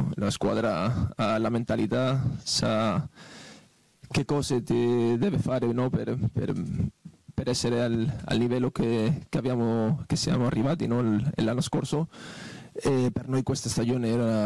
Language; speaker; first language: Italian; non-native, fluent; Spanish